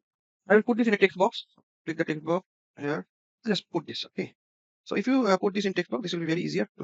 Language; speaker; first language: English; non-native, local second language; Bangla